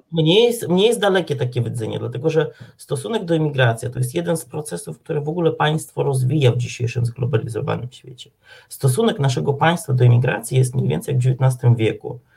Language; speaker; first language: Polish; non-native, fluent; Ukrainian